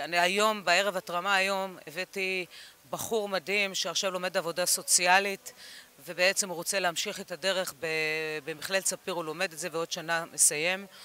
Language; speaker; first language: Hebrew; early bilingual, other home language; English